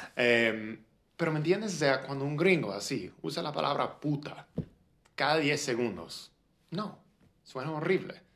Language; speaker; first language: Spanish; non-native, fluent; English